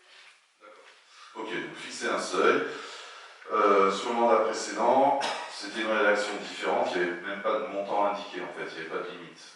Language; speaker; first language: French; native; French